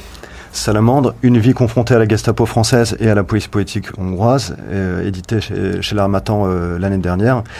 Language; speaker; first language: French; native; French